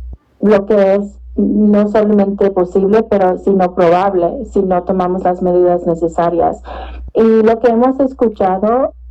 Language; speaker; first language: Spanish; early bilingual, heritage; Spanish